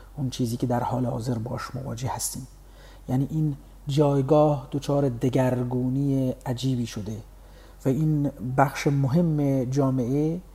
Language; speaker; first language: Persian; non-native, local second language; Baluchi